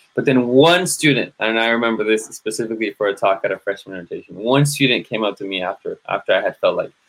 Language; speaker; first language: English; native; English